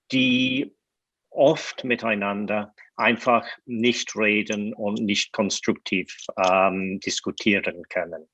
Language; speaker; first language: German; non-native, fluent; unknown